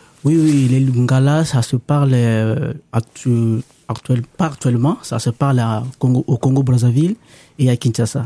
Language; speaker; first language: French; non-native, local second language; Lingala